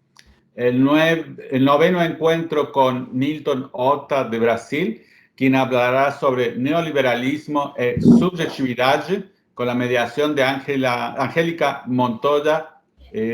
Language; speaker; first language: Spanish; native; Spanish